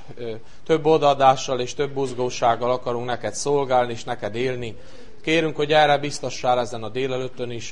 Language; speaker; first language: Hungarian; native; Hungarian